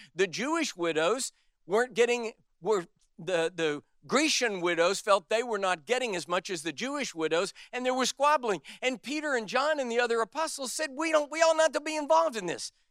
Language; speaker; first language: English; native; English